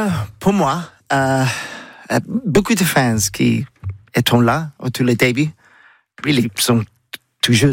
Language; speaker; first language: French; non-native, learner; English